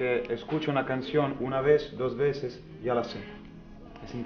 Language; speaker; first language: Spanish; non-native, learner; Italian